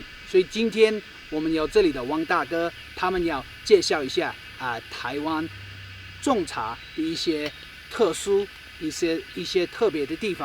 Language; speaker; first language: Chinese; non-native, fluent; English